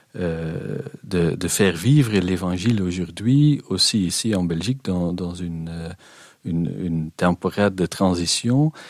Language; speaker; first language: French; non-native, local second language; Dutch